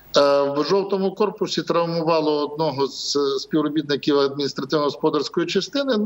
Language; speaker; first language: Ukrainian; native; Ukrainian